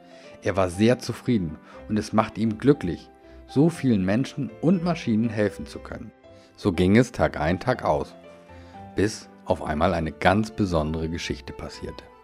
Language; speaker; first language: German; native; German